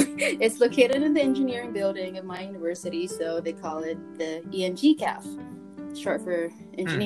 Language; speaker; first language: English; non-native, local second language; Filipino